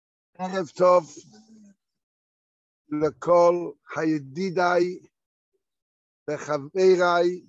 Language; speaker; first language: Hebrew; non-native, fluent; Yiddish